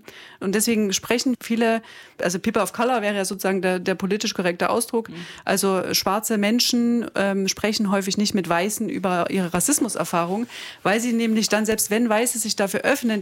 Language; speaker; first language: German; native; German